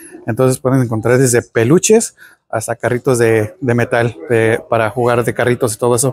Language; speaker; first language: Spanish; early bilingual, heritage; Spanish